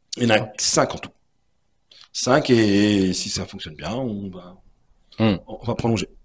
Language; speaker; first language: French; native; French